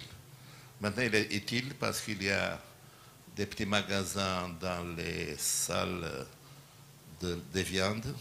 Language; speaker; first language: French; non-native, learner; Portuguese